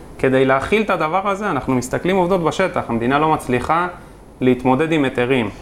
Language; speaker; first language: Hebrew; native; Hebrew